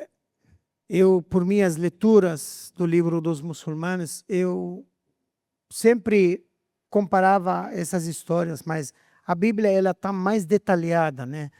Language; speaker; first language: Portuguese; non-native, fluent; Arabic